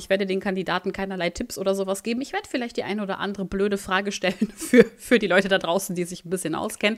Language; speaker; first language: German; native; German